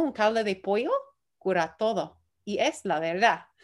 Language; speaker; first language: Spanish; early bilingual, heritage; Spanish